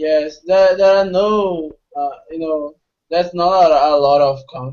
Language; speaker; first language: English; non-native, fluent; Portuguese